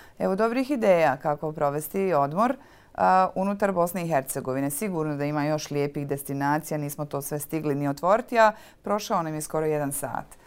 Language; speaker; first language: Croatian; native; Croatian